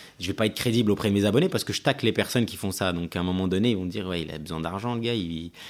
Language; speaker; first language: French; early bilingual, other home language; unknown